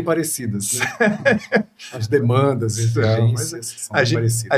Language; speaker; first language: Portuguese; native; Portuguese